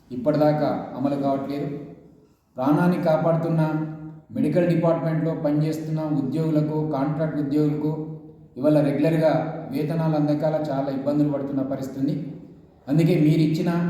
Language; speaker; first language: Telugu; native; Telugu